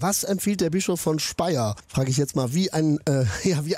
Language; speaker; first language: German; native; German